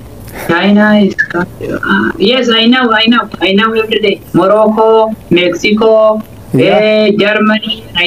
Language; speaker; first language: English; non-native, learner; Oromo